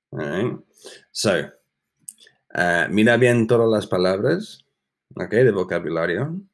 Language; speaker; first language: Spanish; non-native, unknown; English